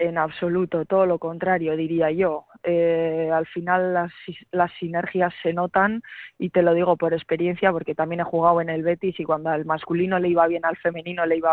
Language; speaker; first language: Spanish; native; Spanish